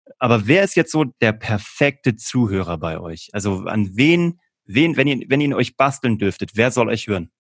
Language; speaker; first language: German; native; German